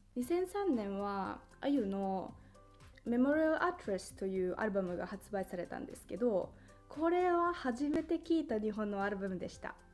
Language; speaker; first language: Japanese; non-native, fluent; Finnish